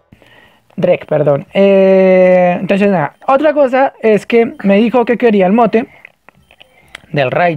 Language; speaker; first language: Spanish; native; Spanish